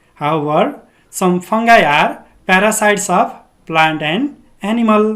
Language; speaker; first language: English; non-native, local second language; Nepali